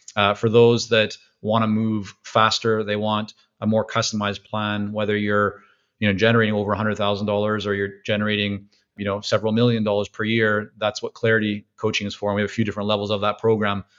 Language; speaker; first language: English; native; English